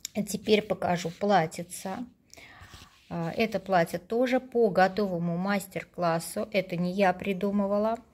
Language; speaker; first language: Russian; non-native, local second language; Armenian